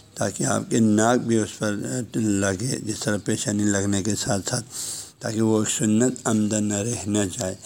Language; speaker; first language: Urdu; non-native, local second language; Balti